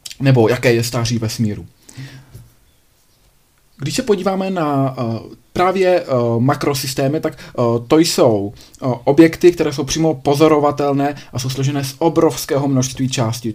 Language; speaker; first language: Czech; native; Czech